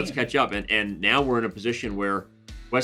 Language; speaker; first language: English; native; English